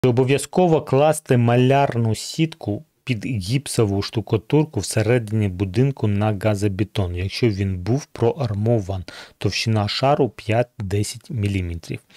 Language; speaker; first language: Ukrainian; non-native, local second language; Russian